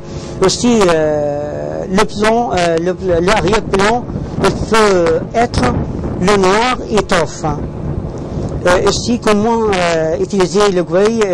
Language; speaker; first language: French; non-native, learner; Arabic